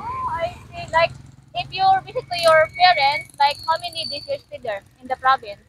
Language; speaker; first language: English; non-native, learner; Cebuano